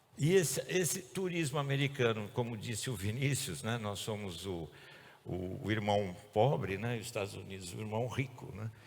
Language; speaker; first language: Portuguese; native; Portuguese